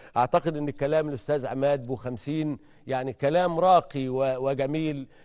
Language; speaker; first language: Egyptian Arabic; native; Egyptian Arabic